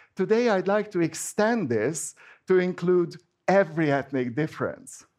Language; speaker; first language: English; non-native, fluent; Hungarian